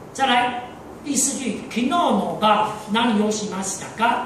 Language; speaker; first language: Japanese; non-native, fluent; Chinese